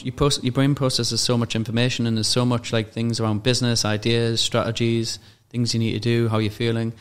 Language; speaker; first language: English; native; English